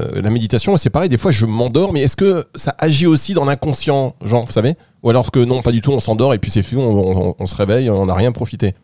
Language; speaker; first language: French; native; French